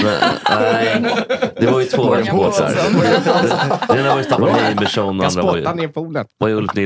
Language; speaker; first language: Swedish; native; Swedish